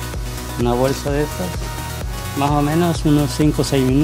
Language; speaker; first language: Spanish; native; Spanish